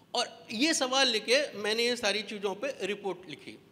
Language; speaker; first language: Hindi; native; Hindi